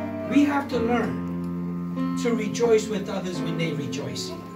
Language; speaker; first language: English; early bilingual, other home language; Spanish